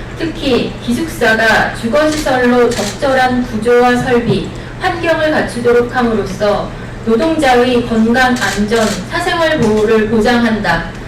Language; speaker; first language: Korean; native; Korean